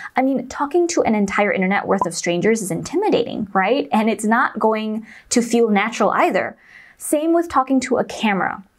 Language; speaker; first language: English; non-native, local second language; Chinese